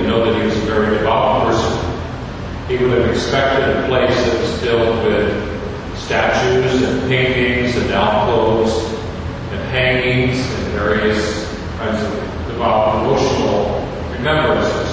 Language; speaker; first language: English; native; English